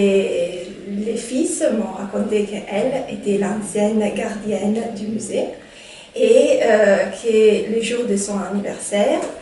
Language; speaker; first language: French; non-native, fluent; Italian